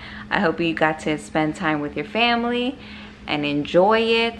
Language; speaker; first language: English; native; English